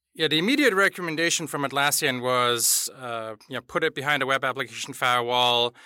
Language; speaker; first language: English; non-native, fluent; German